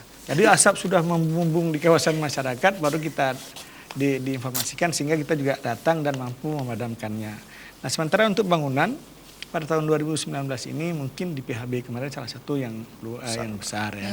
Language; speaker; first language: Malay; native; Malay